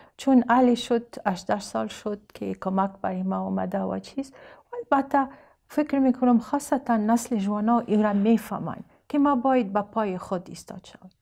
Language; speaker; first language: Persian; non-native, learner; Arabic